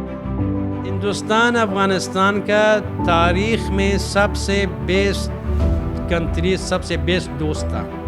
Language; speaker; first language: Hindi; non-native, fluent; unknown